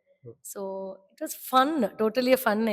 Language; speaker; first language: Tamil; non-native, learner; Malayalam